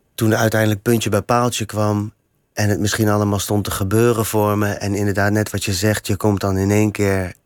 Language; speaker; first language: Dutch; native; Dutch